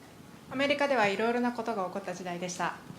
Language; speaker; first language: Japanese; native; Japanese